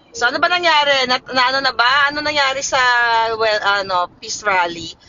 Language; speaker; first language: Filipino; non-native, local second language; Hiligaynon